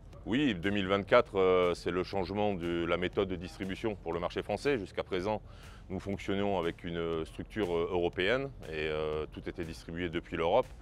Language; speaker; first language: French; native; French